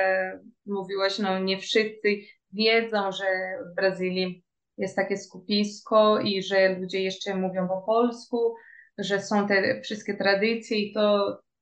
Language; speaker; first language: Polish; early bilingual, heritage; Portuguese